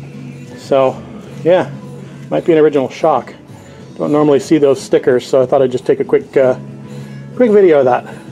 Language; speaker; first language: English; native; English